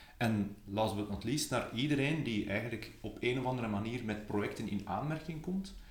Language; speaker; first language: Dutch; native; Dutch